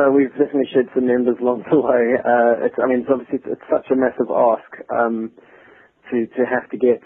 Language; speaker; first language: English; native; English